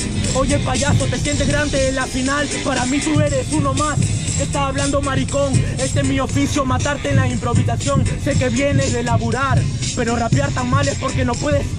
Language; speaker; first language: Spanish; native; Spanish